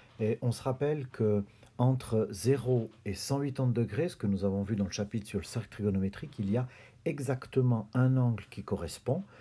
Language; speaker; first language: French; native; French